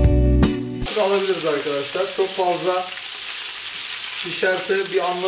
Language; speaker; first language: Turkish; native; Turkish